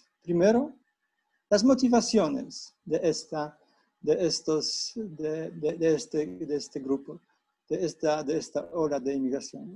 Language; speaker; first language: Spanish; non-native, fluent; Polish